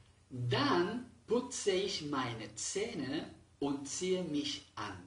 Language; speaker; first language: German; non-native, fluent; Spanish